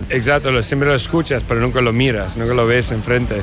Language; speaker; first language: Spanish; non-native, fluent; English